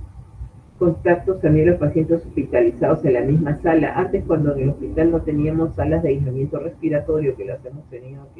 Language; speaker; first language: Spanish; native; Spanish